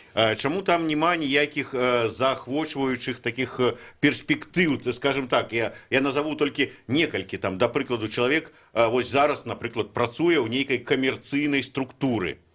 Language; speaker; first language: Belarusian; native; Belarusian